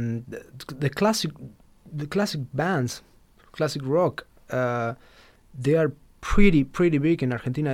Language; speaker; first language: English; non-native, fluent; Spanish